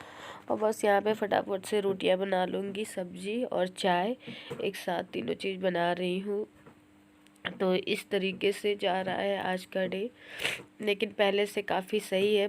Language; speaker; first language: Hindi; native; Hindi